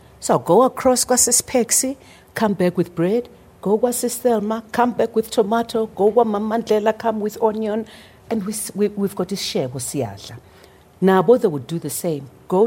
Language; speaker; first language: English; non-native, local second language; Zulu